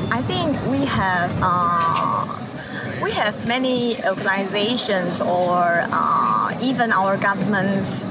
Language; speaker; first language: English; non-native, learner; Chinese